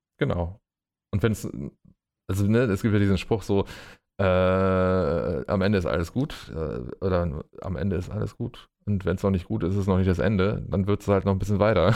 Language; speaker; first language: German; native; German